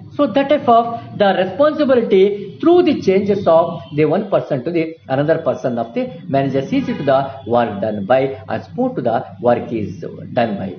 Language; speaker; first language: English; non-native, local second language; Kannada